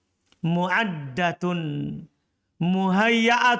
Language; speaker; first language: Arabic; non-native, fluent; Indonesian